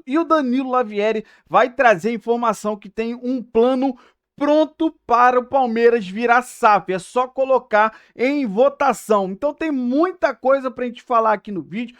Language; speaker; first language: Portuguese; native; Portuguese